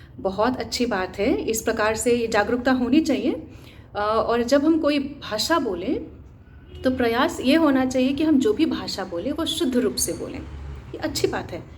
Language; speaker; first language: Hindi; non-native, local second language; Assamese